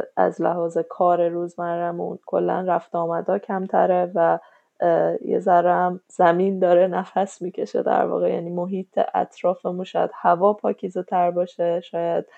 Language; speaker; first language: Persian; native; Persian